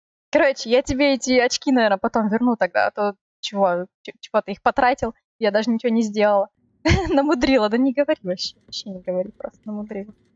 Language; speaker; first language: Russian; native; Russian